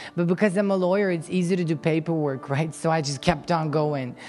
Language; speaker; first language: English; non-native, fluent; Ukrainian